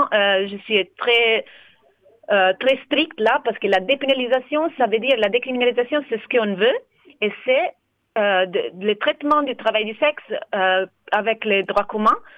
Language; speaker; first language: French; non-native, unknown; Italian